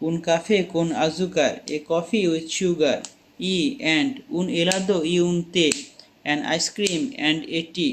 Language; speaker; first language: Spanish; non-native, learner; Bangla